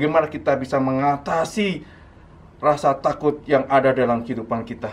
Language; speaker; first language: Indonesian; native; Indonesian